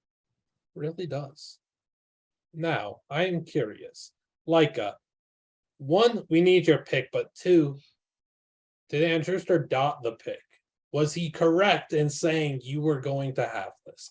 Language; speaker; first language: English; native; English